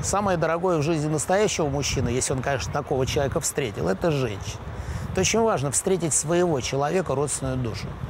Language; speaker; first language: Russian; native; Russian